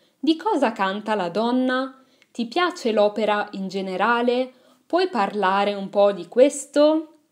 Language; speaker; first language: Italian; native; Italian